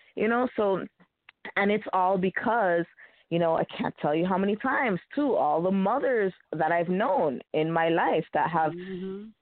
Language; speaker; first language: English; early bilingual, other home language; Spanish